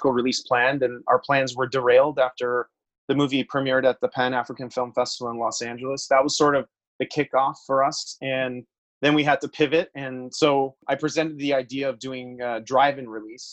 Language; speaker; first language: English; native; English